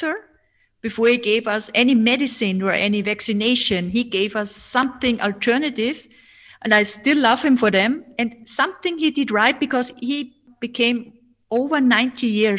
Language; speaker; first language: English; non-native, fluent; German